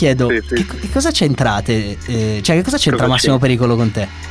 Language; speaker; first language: Italian; native; Italian